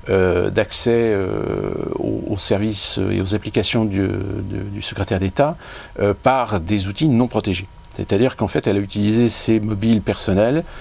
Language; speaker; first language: French; native; French